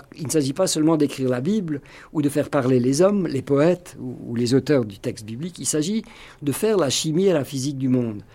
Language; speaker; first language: French; non-native, local second language; Swiss German